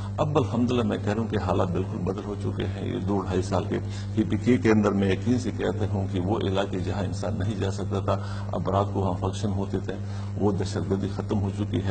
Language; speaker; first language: Urdu; non-native, local second language; Pashto